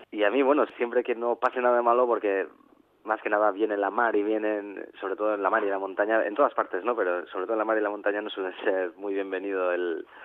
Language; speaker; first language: Spanish; native; Spanish